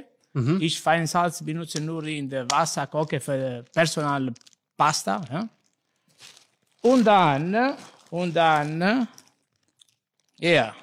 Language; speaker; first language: German; non-native, learner; Italian